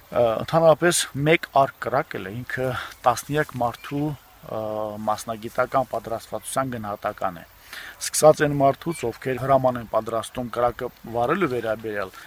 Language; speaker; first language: Armenian; native; Armenian